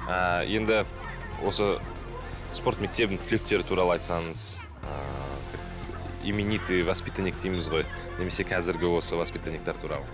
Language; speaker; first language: Kazakh; native; Kazakh